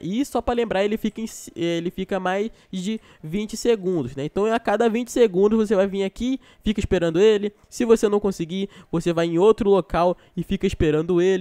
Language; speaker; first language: Portuguese; native; Portuguese